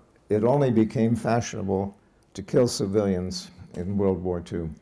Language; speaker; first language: English; native; English